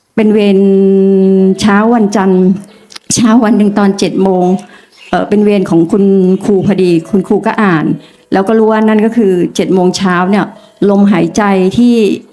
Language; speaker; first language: Thai; native; Thai